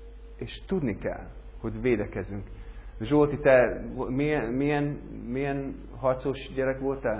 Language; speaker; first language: Hungarian; non-native, learner; English